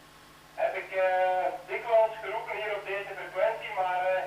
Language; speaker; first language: Dutch; native; Dutch